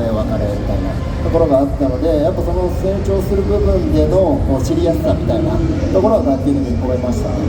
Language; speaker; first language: Japanese; native; Japanese